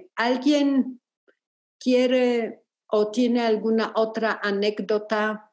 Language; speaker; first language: Spanish; non-native, fluent; Polish